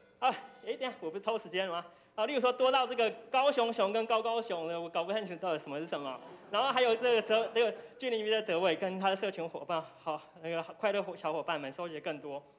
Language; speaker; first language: Chinese; native; Chinese